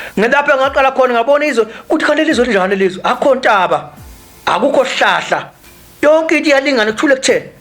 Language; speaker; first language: Zulu; native; Zulu